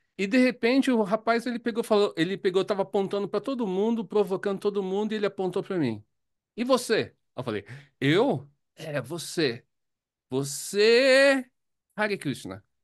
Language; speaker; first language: Portuguese; native; Portuguese